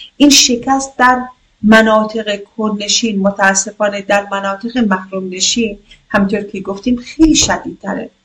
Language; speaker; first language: Persian; non-native, local second language; Kurdish